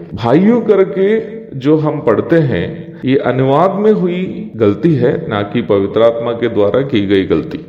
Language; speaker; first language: Hindi; non-native, local second language; Malayalam